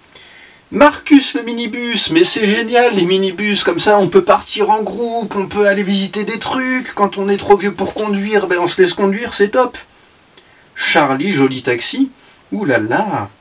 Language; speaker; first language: French; native; French